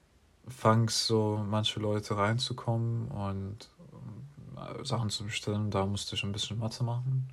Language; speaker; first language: German; non-native, learner; English